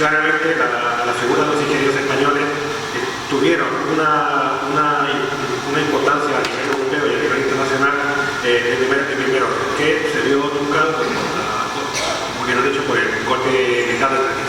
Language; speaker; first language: Spanish; native; Spanish